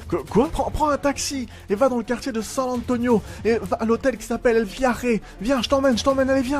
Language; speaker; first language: French; native; French